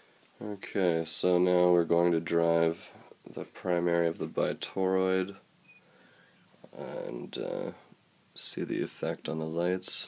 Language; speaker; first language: English; native; English